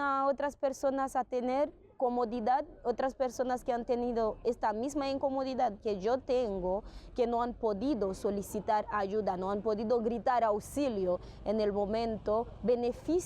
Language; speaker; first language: Spanish; non-native, fluent; Haitian Creole